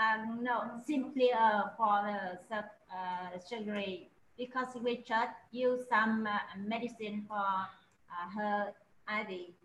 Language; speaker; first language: English; non-native, learner; Vietnamese